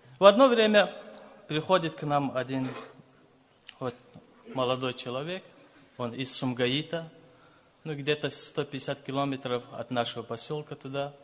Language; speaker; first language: Russian; non-native, local second language; Lezghian